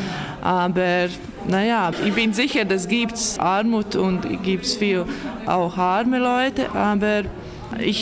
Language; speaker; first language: German; non-native, learner; Latvian